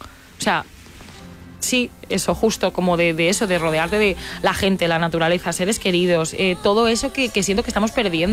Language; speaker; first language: Spanish; native; Spanish